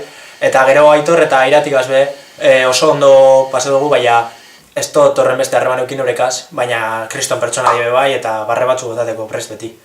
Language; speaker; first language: Basque; native; Basque